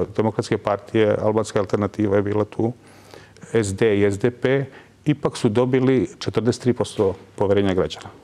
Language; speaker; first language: Serbian; non-native, local second language; Albanian